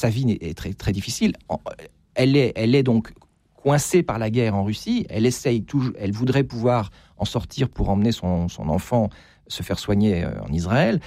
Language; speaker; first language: French; native; French